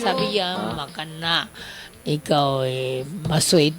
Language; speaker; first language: Filipino; non-native, learner; Chinese